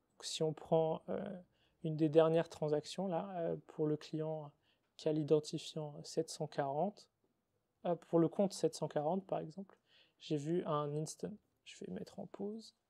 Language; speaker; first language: French; native; French